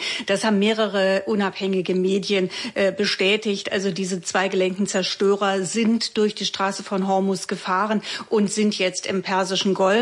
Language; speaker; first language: German; native; German